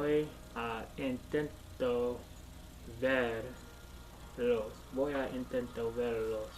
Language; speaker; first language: Spanish; non-native, learner; English